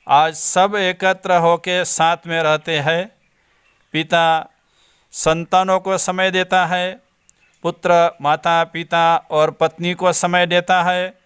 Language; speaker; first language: Hindi; non-native, local second language; Gujarati